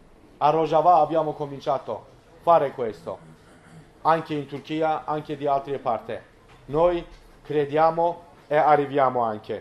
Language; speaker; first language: Italian; non-native, learner; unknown